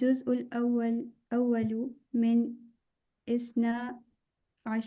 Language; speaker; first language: Arabic; non-native, learner; Urdu